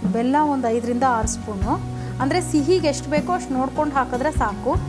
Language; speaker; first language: Kannada; non-native, local second language; Konkani